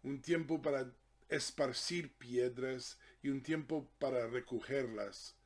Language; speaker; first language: Spanish; non-native, fluent; English